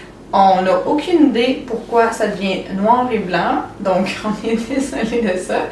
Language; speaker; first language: French; native; French